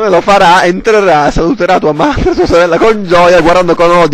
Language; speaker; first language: Italian; native; Italian